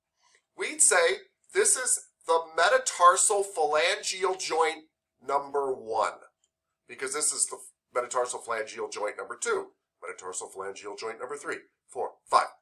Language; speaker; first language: English; native; English